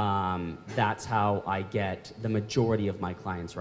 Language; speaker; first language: English; native; English